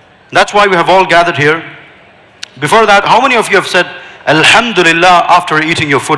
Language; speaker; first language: English; non-native, local second language; Malayalam